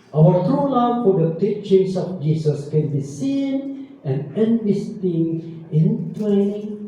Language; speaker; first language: English; non-native, local second language; Filipino